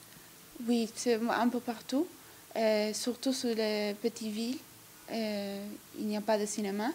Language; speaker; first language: French; non-native, learner; Italian